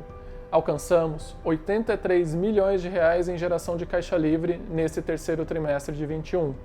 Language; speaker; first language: Portuguese; native; Portuguese